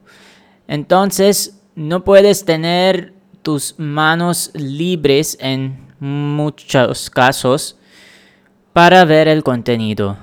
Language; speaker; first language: Spanish; non-native, fluent; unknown